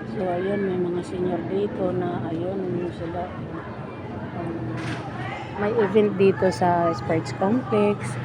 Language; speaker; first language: Filipino; native; Filipino